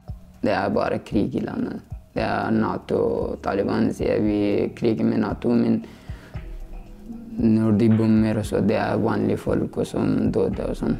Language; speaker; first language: Norwegian; early bilingual, other home language; Persian